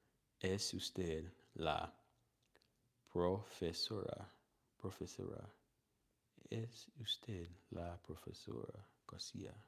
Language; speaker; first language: Spanish; non-native, learner; English